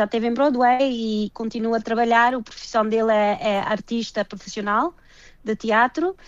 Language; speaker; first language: Portuguese; early bilingual, heritage; Portuguese